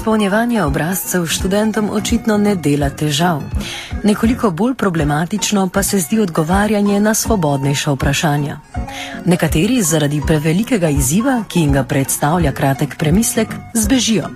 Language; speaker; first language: Slovenian; native; Slovenian